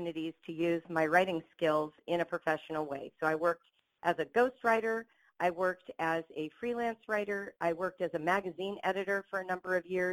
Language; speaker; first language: English; native; English